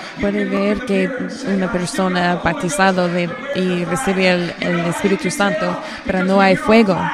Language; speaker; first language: Spanish; non-native, learner; English